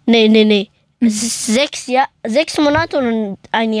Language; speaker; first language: German; early bilingual, other home language; Persian